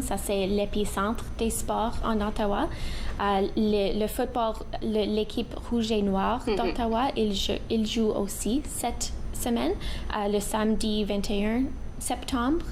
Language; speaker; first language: French; non-native, local second language; English